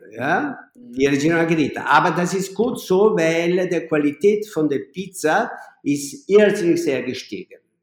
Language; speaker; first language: German; non-native, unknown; Italian